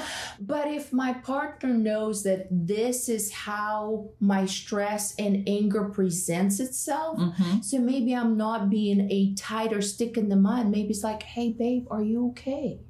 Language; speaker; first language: English; non-native, fluent; Russian